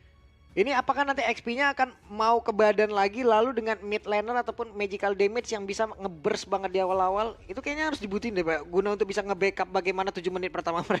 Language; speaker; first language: Indonesian; native; Indonesian